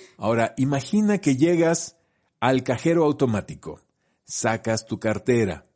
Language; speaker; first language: Spanish; native; Spanish